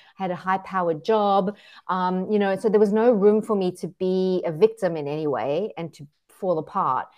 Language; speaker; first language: English; native; English